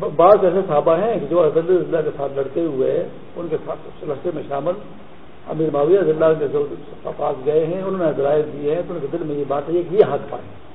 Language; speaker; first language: Urdu; non-native, local second language; Pashto